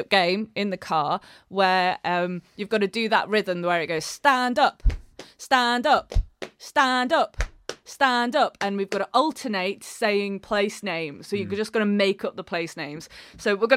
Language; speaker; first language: English; native; English